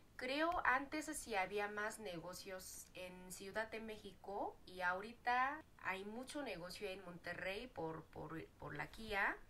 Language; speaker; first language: Spanish; non-native, fluent; Korean